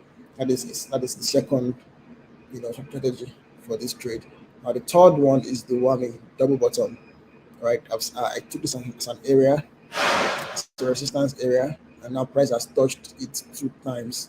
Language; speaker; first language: English; non-native, local second language; Yoruba